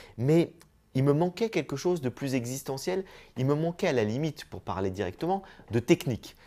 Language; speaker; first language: French; native; French